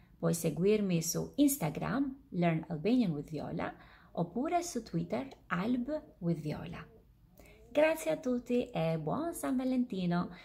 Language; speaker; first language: Italian; non-native, fluent; Albanian